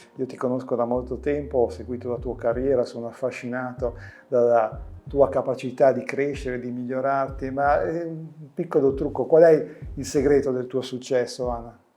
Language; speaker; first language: Italian; native; Italian